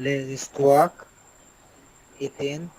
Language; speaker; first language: French; non-native, learner; Bangla